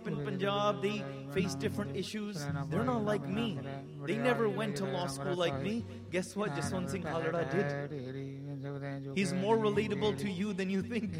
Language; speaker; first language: English; native; English